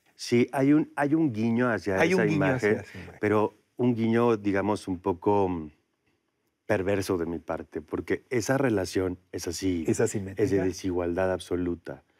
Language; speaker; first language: Spanish; native; Spanish